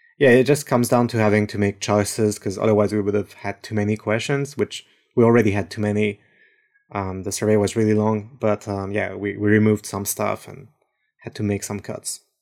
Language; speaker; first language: English; non-native, fluent; French